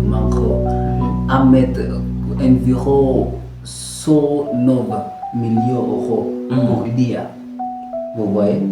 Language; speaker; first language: French; non-native, learner; Kalenjin